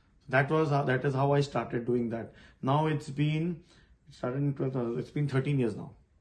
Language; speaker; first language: English; non-native, local second language; Hindi